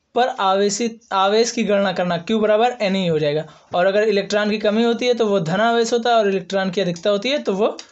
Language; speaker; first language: Hindi; native; Hindi